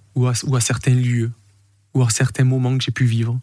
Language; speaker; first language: French; native; French